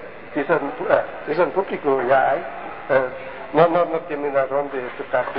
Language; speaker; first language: Spanish; non-native, learner; German